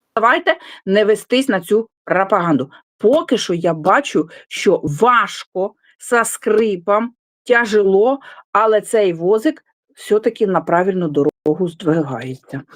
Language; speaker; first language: Ukrainian; non-native, local second language; Russian